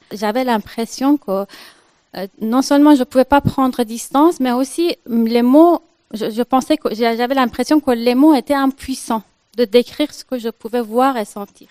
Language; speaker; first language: French; non-native, fluent; Persian